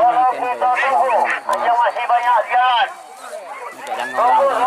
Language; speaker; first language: Indonesian; non-native, local second language; Minangkabau